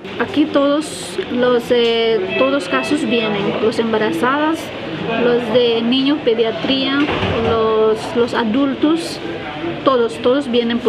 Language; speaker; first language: Spanish; non-native, learner; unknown